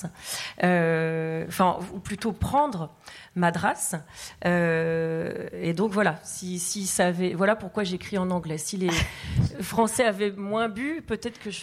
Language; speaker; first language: French; non-native, fluent; Tamil